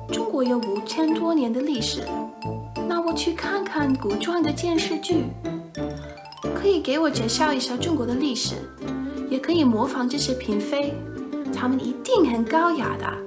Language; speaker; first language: Chinese; non-native, fluent; English